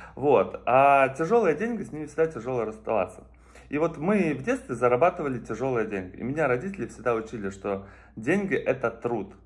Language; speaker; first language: Russian; native; Russian